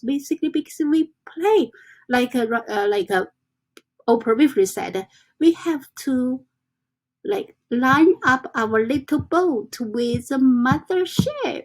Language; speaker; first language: English; non-native, fluent; Chinese